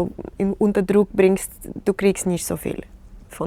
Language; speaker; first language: German; non-native, learner; Russian